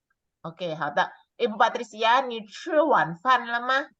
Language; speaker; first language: Chinese; non-native, fluent; Indonesian